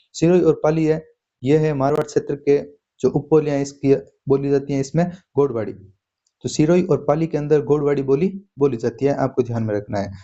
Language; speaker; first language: Hindi; native; Hindi